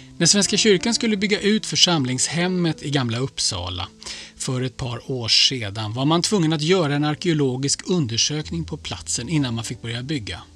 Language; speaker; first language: Swedish; native; Swedish